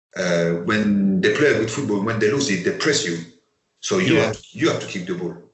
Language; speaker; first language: English; non-native, fluent; French